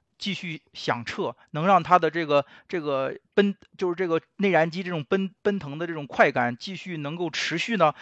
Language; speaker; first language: Chinese; native; Chinese